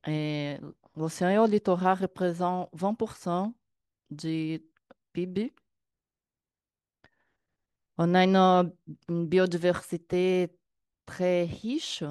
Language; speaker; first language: French; non-native, learner; Portuguese